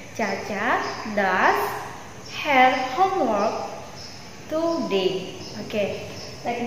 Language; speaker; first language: English; non-native, learner; Indonesian